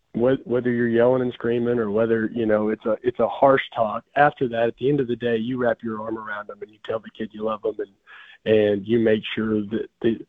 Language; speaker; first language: English; native; English